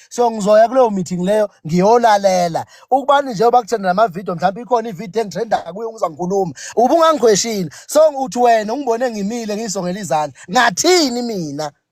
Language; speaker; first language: Zulu; native; Zulu